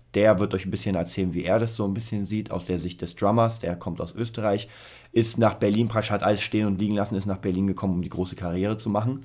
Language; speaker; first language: German; early bilingual, other home language; Polish